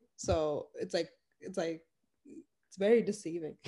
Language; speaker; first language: English; non-native, local second language; Tamil